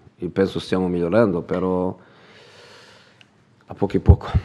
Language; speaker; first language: Italian; non-native, fluent; Portuguese